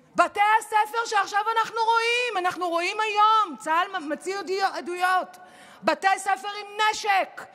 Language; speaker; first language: Hebrew; native; Hebrew